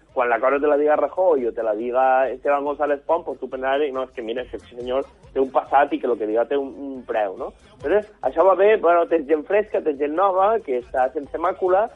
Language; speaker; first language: Catalan; native; Catalan